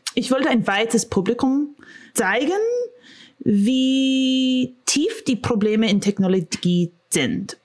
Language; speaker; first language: German; non-native, fluent; English